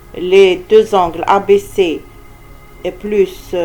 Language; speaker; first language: French; non-native, local second language; Arabic